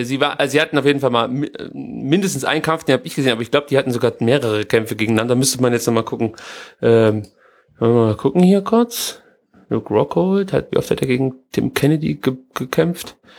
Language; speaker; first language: German; native; German